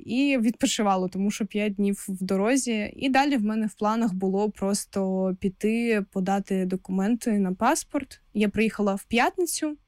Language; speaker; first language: Ukrainian; non-native, local second language; Russian